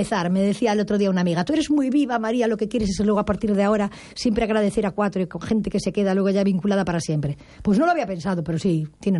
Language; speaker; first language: Spanish; native; Spanish